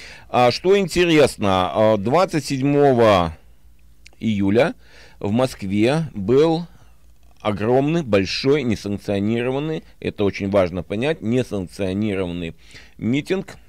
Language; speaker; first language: Russian; native; Russian